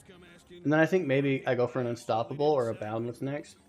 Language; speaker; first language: English; native; English